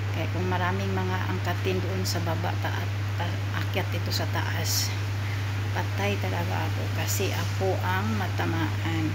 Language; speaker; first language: Filipino; non-native, local second language; Cebuano